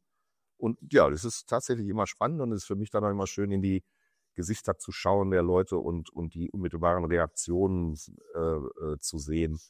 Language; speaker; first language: German; native; German